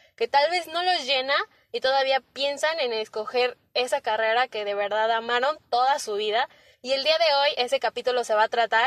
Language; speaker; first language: Spanish; native; Spanish